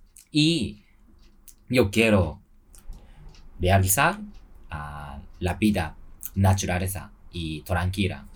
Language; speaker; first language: Spanish; non-native, learner; Japanese